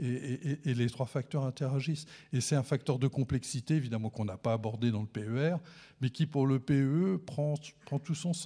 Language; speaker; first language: French; native; French